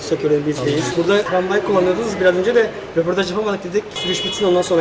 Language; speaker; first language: Turkish; native; Turkish